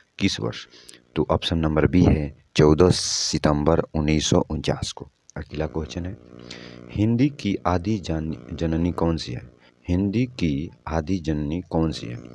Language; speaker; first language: Hindi; native; Hindi